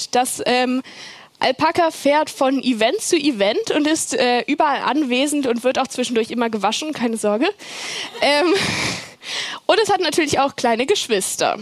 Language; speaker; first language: German; native; German